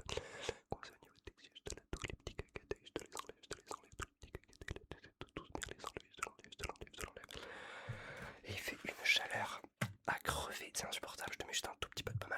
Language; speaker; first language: French; native; French